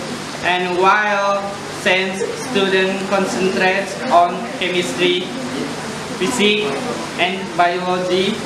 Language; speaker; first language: English; non-native, learner; Indonesian